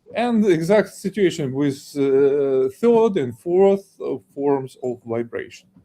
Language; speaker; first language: English; non-native, fluent; Ukrainian